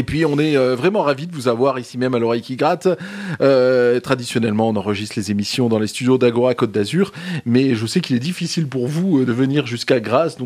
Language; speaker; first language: French; native; French